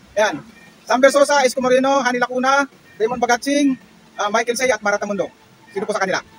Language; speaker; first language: Filipino; native; Filipino